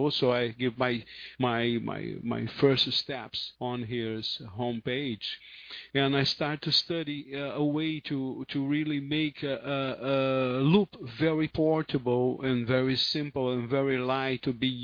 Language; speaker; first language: English; non-native, learner; Portuguese